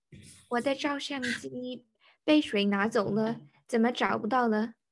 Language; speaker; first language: Chinese; non-native, learner; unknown